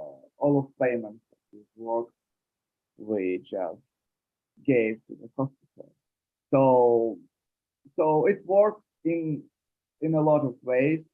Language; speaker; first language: English; non-native, learner; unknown